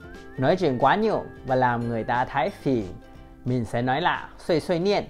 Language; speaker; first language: Vietnamese; non-native, fluent; Chinese